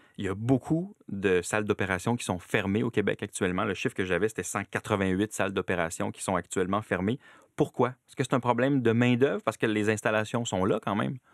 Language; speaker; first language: French; native; French